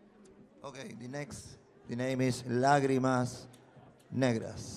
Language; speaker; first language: English; non-native, learner; Spanish